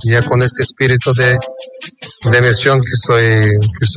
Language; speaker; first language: Spanish; non-native, fluent; Portuguese